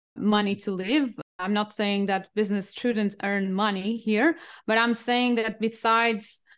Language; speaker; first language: English; non-native, fluent; Portuguese